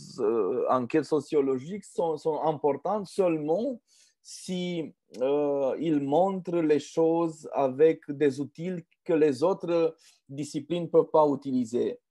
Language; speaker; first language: French; non-native, fluent; Romanian